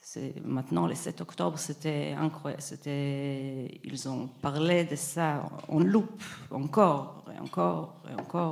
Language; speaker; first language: French; non-native, fluent; Hebrew